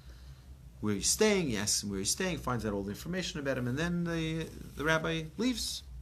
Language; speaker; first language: English; native; English